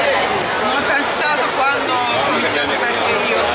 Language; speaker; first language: Italian; non-native, learner; Turkish